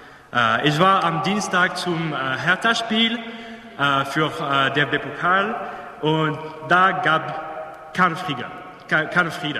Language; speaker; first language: German; non-native, fluent; English